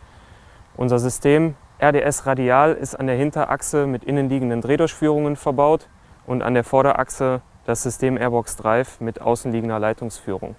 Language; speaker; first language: German; native; German